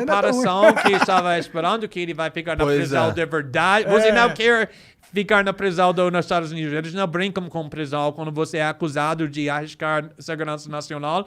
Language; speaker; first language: Portuguese; non-native, fluent; English